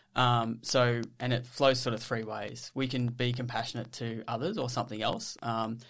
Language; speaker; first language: English; native; English